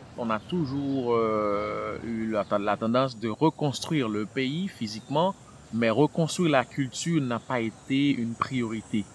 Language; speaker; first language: French; non-native, local second language; Haitian Creole